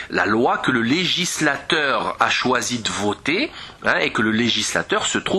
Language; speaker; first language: French; native; French